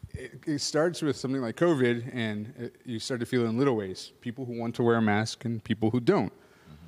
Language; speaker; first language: English; native; English